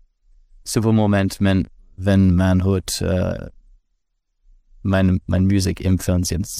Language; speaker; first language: German; non-native, learner; English